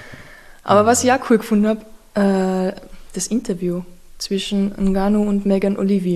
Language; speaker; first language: German; native; German